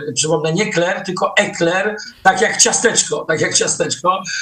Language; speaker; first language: Polish; native; Polish